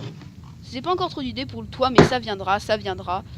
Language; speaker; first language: French; native; French